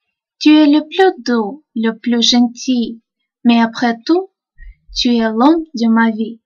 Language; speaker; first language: French; non-native, fluent; Russian